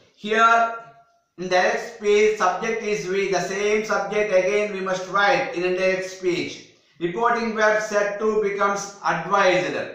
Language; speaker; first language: English; non-native, local second language; Telugu